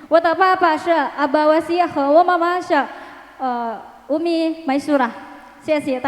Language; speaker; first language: Chinese; non-native, learner; Indonesian